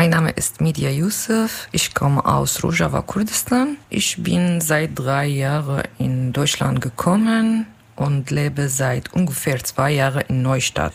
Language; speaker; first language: German; non-native, learner; Kurdish